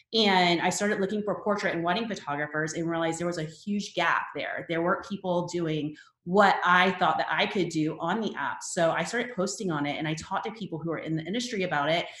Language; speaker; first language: English; native; English